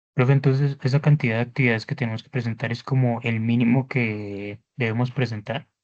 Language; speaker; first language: Spanish; native; Spanish